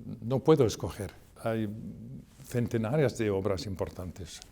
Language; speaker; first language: Spanish; non-native, fluent; French